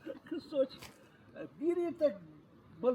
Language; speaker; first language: Russian; non-native, local second language; Uzbek